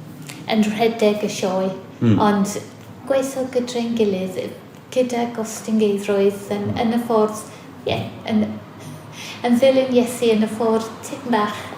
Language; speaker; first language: Welsh; non-native, fluent; English